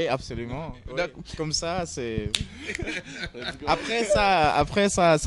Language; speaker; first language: French; non-native, learner; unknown